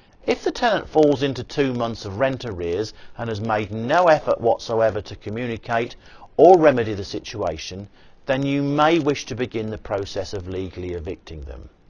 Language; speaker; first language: English; native; English